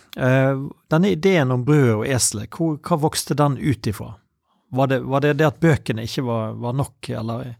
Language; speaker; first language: Norwegian; native; Norwegian